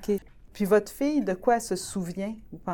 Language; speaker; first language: French; native; French